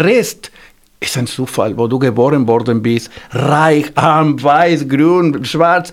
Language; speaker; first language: German; non-native, fluent; Spanish